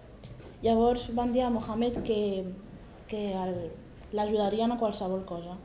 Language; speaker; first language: Catalan; early bilingual, other home language; Arabic